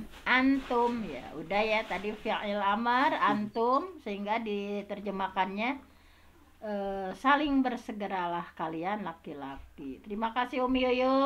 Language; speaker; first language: Indonesian; native; Indonesian